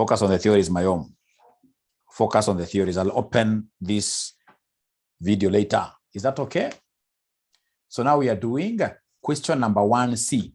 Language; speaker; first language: English; non-native, local second language; Swahili